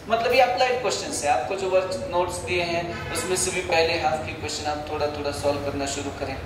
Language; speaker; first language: Hindi; non-native, local second language; Marathi